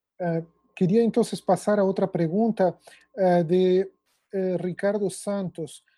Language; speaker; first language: Spanish; non-native, fluent; Portuguese